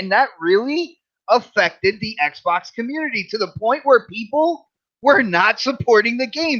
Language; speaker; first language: English; native; English